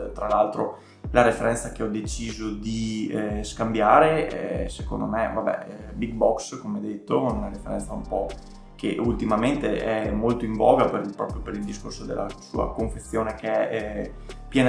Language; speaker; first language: Italian; native; Italian